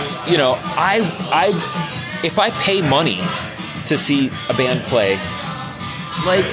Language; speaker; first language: English; native; English